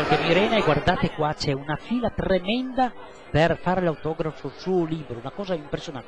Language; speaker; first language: Italian; native; Italian